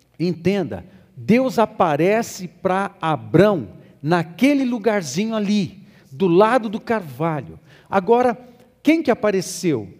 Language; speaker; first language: Portuguese; native; Portuguese